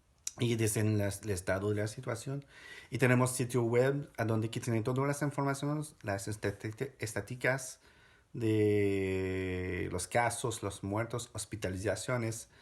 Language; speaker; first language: Spanish; non-native, fluent; French